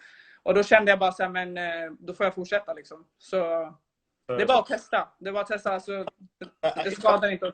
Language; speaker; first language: Swedish; early bilingual, other home language; Somali